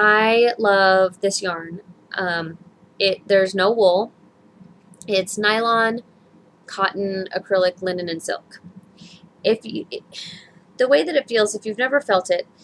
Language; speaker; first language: English; native; English